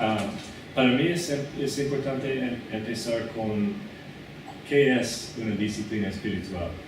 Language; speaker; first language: Spanish; non-native, fluent; English